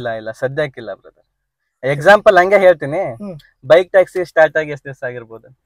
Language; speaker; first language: Kannada; native; Kannada